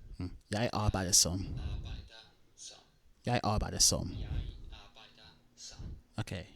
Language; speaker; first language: Danish; non-native, learner; English